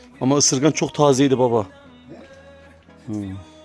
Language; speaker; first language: Turkish; native; Turkish